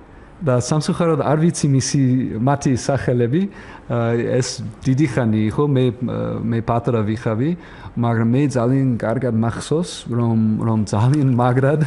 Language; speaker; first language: Georgian; non-native, learner; English